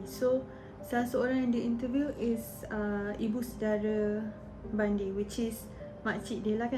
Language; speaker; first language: Malay; native; Malay